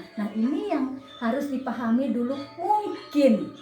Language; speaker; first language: Indonesian; non-native, local second language; Balinese